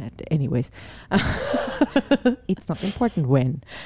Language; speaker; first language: English; non-native, fluent; German